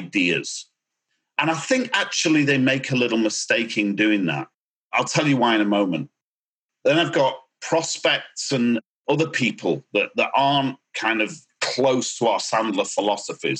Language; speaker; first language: English; native; English